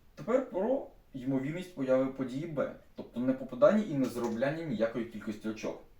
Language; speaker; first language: Ukrainian; non-native, local second language; Russian